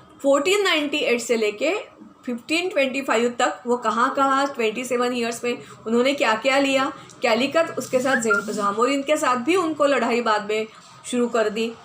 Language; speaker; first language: Hindi; non-native, local second language; Marathi